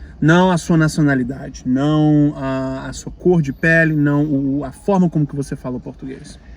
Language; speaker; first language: Portuguese; native; Portuguese